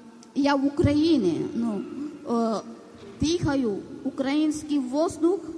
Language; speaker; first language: Ukrainian; non-native, learner; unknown